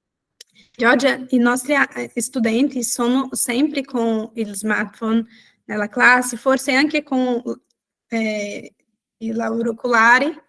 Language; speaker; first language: Italian; non-native, fluent; Portuguese